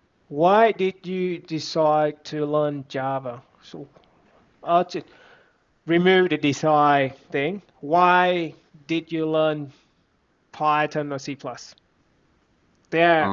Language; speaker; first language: English; non-native, fluent; Vietnamese